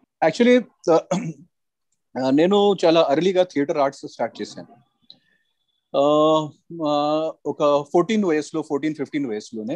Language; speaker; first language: Telugu; non-native, local second language; Hindi